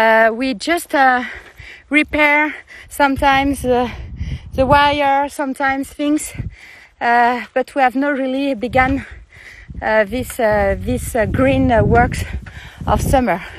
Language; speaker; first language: English; non-native, learner; French